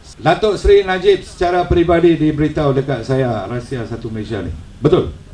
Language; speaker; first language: Malay; non-native, local second language; Tamil